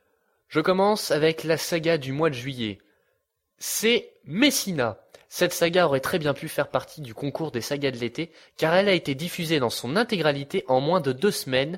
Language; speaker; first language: French; native; French